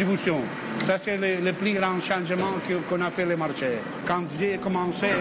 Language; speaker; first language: French; non-native, fluent; Spanish